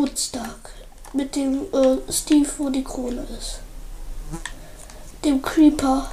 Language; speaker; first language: German; native; German